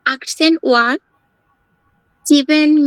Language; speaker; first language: German; non-native, learner; Bangla